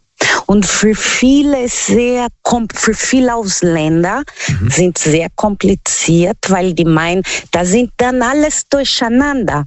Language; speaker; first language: German; non-native, learner; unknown